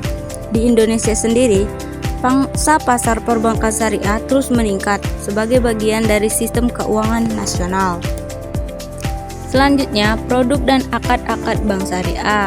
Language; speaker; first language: Indonesian; native; Indonesian